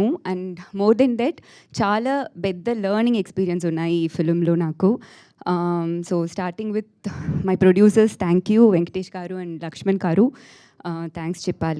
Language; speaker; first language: Telugu; non-native, learner; Tamil